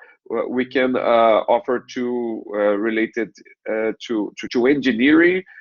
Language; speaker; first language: English; non-native, learner; Portuguese